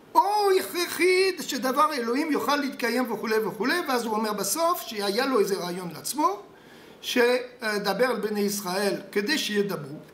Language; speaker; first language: Hebrew; non-native, fluent; French